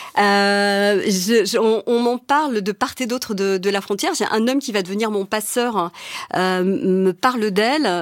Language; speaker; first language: French; native; French